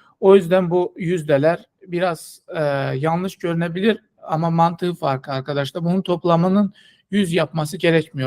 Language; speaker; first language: Turkish; non-native, fluent; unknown